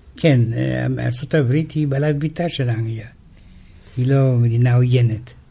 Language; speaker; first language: Hebrew; non-native, fluent; Romanian